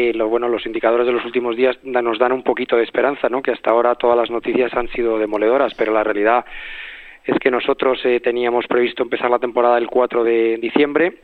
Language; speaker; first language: Spanish; native; Spanish